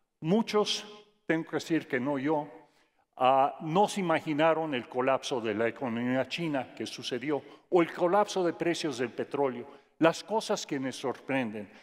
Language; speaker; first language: Spanish; non-native, fluent; English